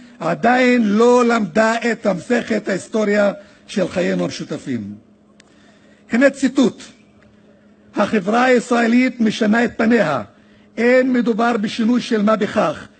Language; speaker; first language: Hebrew; non-native, local second language; Arabic